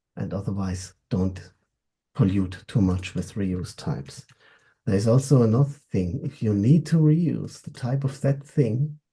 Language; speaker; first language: English; non-native, fluent; German